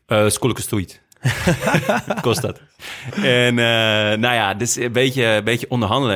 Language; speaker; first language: Dutch; native; Dutch